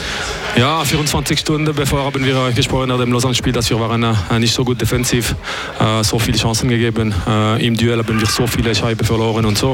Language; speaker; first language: German; non-native, local second language; French